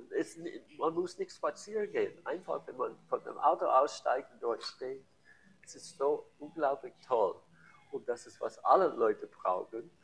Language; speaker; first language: German; non-native, learner; English